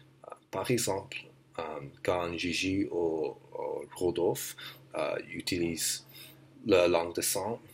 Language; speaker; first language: French; non-native, learner; English